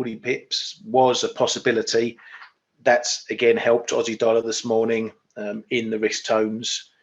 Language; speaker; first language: English; native; English